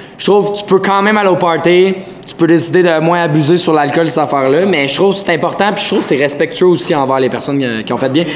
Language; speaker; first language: French; native; French